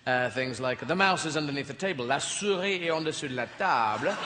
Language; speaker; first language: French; non-native, learner; English